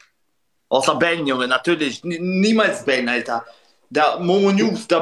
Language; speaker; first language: German; non-native, learner; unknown